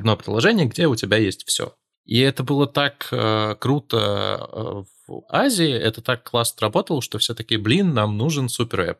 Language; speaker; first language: Russian; native; Russian